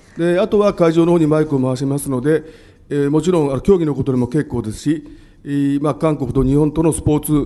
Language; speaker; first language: Japanese; native; Japanese